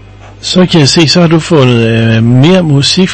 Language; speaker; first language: Danish; native; Danish